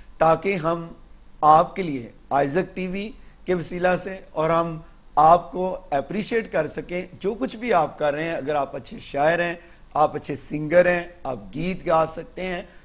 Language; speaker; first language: Urdu; non-native, local second language; Punjabi